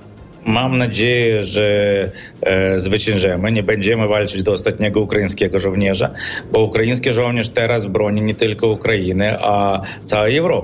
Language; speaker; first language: Polish; non-native, fluent; Ukrainian